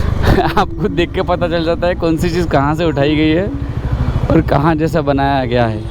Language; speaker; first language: Hindi; native; Hindi